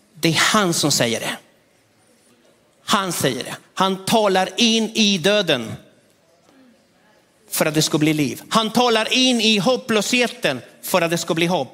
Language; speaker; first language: Swedish; non-native, fluent; Spanish